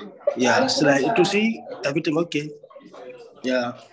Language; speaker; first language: Indonesian; non-native, learner; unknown